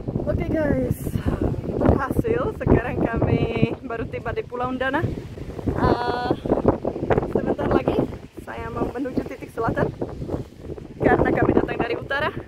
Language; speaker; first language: Indonesian; non-native, fluent; Czech